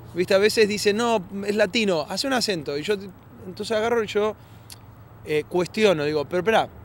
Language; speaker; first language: Spanish; native; Spanish